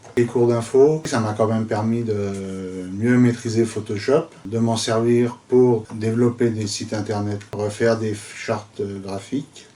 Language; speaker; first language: French; native; French